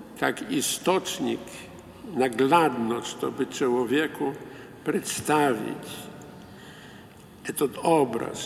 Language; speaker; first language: Polish; non-native, local second language; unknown